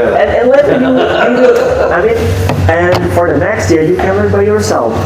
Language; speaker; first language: English; non-native, fluent; Indonesian